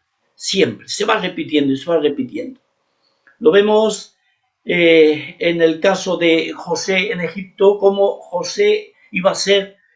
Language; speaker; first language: Spanish; native; Spanish